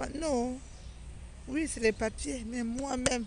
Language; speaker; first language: French; non-native, local second language; Fang